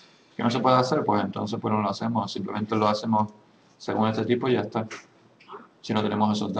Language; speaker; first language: Spanish; native; Spanish